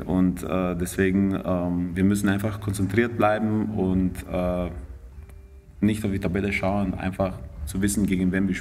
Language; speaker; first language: German; non-native, fluent; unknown